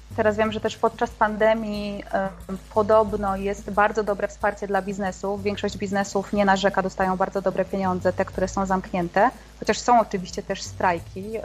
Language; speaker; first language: Polish; native; Polish